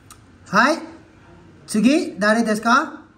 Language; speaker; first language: Japanese; non-native, fluent; Filipino